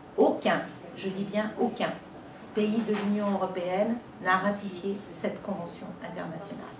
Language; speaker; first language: French; native; French